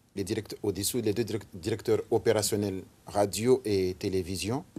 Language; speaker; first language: French; non-native, local second language; Ngazidja Comorian